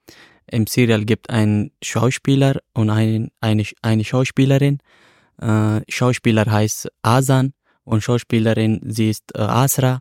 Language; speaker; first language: German; non-native, learner; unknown